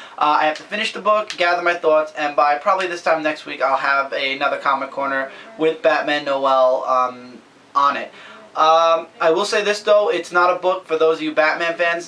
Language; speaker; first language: English; native; English